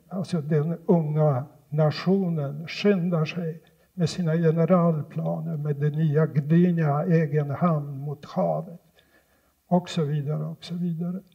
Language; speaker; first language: Swedish; non-native, fluent; Polish